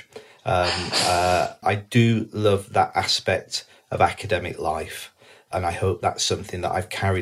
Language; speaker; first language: English; native; English